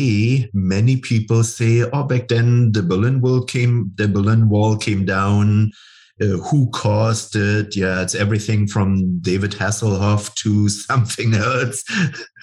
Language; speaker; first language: English; non-native, fluent; German